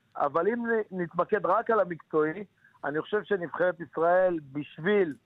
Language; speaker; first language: Hebrew; native; Hebrew